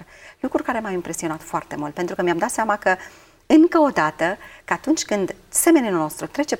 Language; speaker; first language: Romanian; native; Romanian